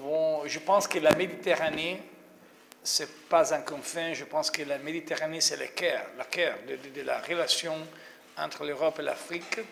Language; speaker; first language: French; non-native, fluent; Italian